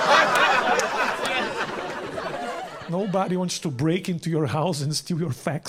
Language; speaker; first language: English; non-native, fluent; Portuguese